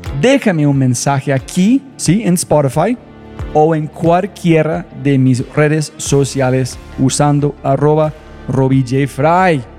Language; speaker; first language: Spanish; non-native, fluent; English